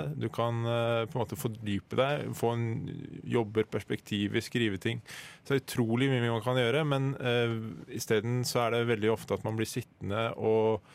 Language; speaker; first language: Norwegian; native; Norwegian